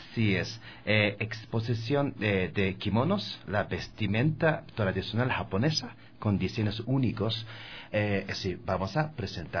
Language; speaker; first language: Spanish; non-native, learner; Japanese